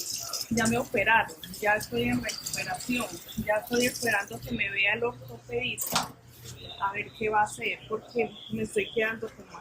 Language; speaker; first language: Spanish; native; Spanish